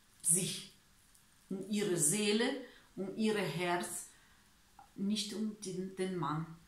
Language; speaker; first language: German; non-native, learner; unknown